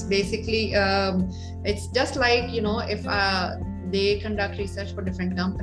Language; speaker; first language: English; non-native, local second language; Urdu